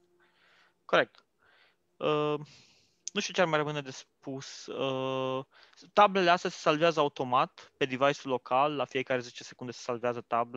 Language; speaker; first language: Romanian; native; Romanian